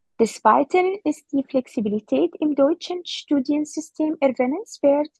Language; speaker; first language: German; non-native, fluent; Arabic